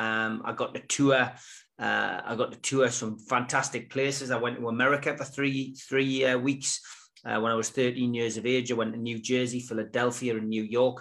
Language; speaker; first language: English; native; English